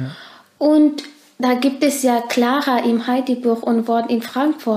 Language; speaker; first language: German; non-native, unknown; Turkish